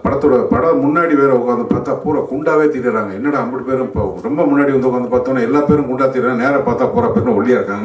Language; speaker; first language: Tamil; native; Tamil